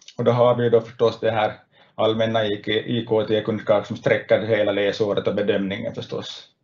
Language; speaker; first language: Swedish; native; Swedish